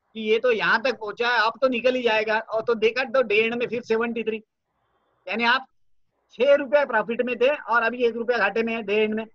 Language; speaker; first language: Hindi; non-native, local second language; Marathi